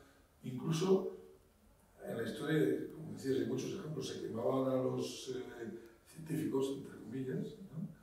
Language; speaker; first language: Spanish; native; Spanish